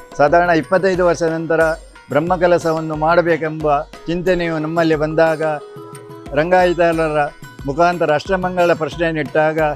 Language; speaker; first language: Kannada; non-native, local second language; Malayalam